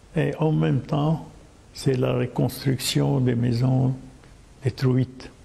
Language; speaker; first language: French; non-native, local second language; Arabic